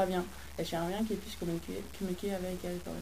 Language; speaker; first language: French; non-native, fluent; Swedish